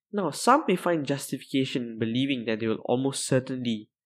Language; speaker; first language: English; non-native, local second language; Tamil